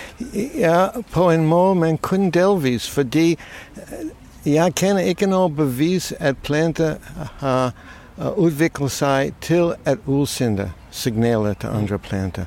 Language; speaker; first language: Danish; non-native, fluent; English